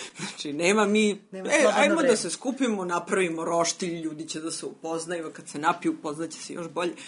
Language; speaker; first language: Serbian; native; Serbian